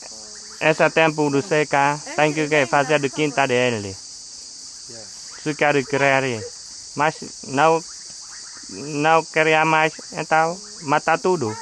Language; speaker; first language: Portuguese; non-native, learner; Vietnamese